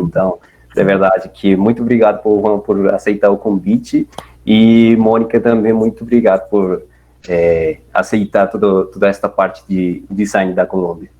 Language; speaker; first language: Portuguese; non-native, learner; Spanish